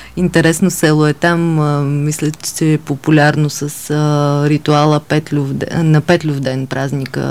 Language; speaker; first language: Bulgarian; native; Bulgarian